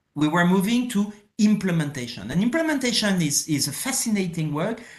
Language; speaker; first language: English; non-native, fluent; French